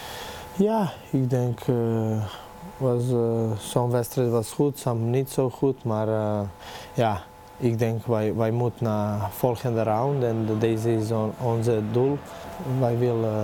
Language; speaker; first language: Dutch; non-native, learner; Serbian